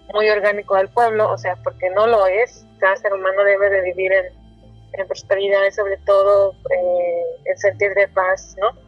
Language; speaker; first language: Spanish; non-native, local second language; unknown